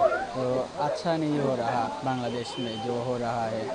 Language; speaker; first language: Hindi; non-native, learner; Bangla